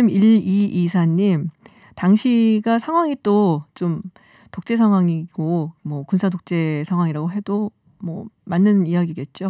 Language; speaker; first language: Korean; native; Korean